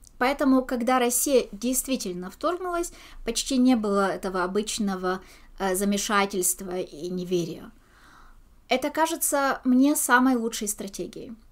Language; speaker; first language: Russian; early bilingual, heritage; Russian